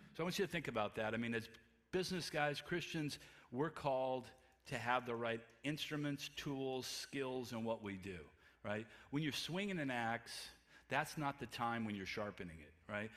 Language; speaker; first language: English; native; English